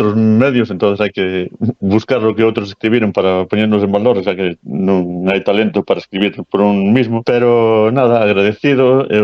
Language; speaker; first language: Spanish; native; Spanish